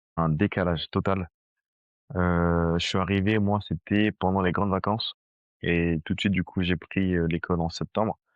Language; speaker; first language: French; early bilingual, other home language; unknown